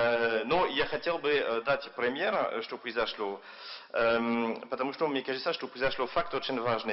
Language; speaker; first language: Russian; non-native, fluent; French